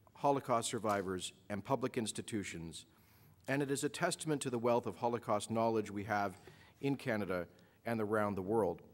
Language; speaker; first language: English; native; English